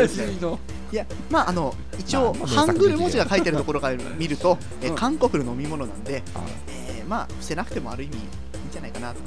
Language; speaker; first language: Japanese; native; Japanese